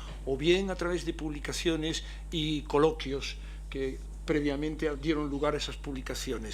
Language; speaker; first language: Spanish; native; Spanish